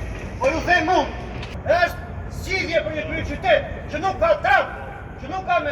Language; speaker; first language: Albanian; native; Albanian